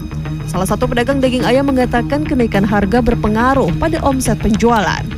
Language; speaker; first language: Indonesian; native; Indonesian